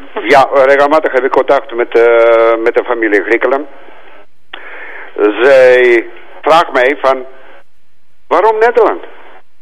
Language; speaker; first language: Dutch; non-native, fluent; Greek